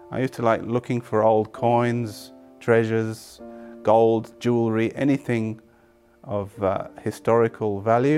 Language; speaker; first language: English; native; English